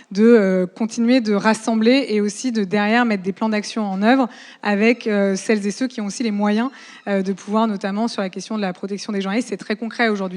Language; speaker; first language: French; native; French